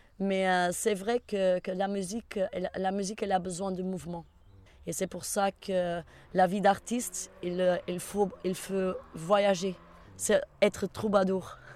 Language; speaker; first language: French; non-native, fluent; Portuguese